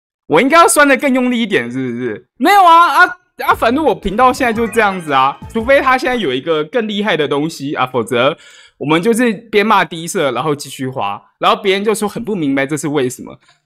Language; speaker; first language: Chinese; native; Chinese